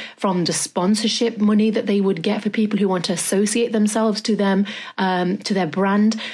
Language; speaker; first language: English; native; English